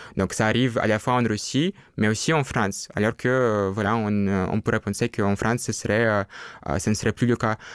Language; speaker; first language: French; non-native, fluent; Russian